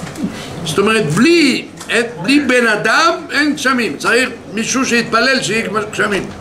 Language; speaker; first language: Hebrew; non-native, fluent; French